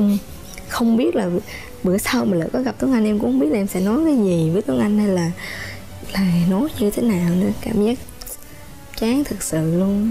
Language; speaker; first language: Vietnamese; native; Vietnamese